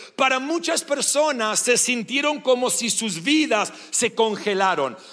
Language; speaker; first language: Spanish; non-native, fluent; English